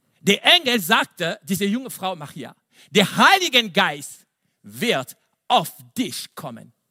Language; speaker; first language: German; non-native, fluent; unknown